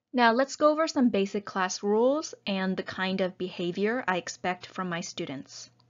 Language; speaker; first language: English; native; English